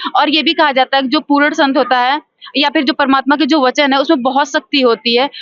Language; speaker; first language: Hindi; native; Hindi